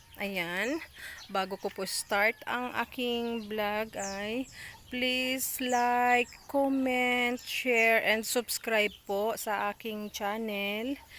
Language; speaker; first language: Filipino; non-native, local second language; Bikol